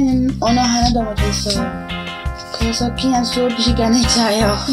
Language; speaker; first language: Korean; non-native, learner; Arabic